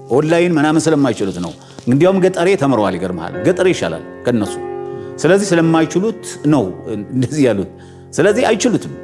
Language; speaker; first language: Amharic; non-native, local second language; Tigrinya